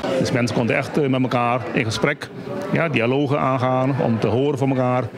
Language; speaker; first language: Dutch; native; Dutch